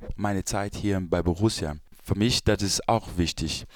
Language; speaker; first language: German; non-native, learner; Portuguese